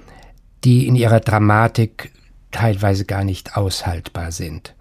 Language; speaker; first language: German; native; German